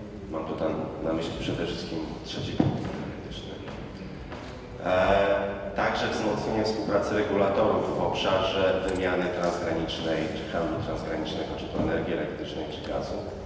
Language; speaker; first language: Polish; native; Polish